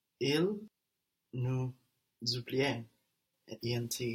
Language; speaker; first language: French; non-native, learner; English